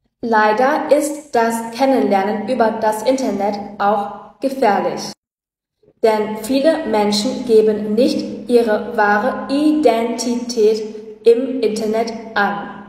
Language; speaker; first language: German; non-native, fluent; Vietnamese